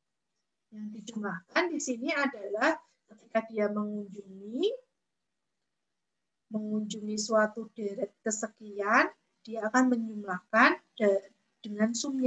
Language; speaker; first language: Indonesian; native; Indonesian